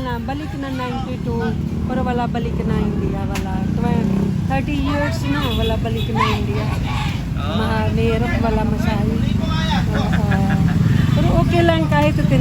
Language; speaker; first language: Filipino; non-native, learner; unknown